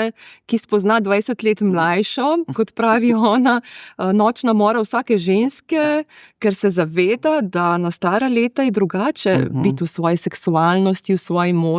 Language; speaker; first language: Slovenian; native; Slovenian